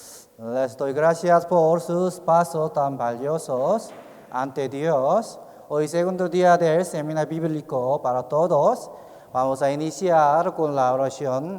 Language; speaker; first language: Spanish; non-native, learner; Korean